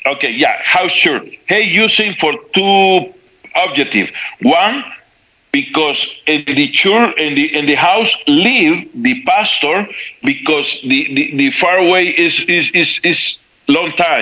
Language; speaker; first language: English; non-native, learner; Spanish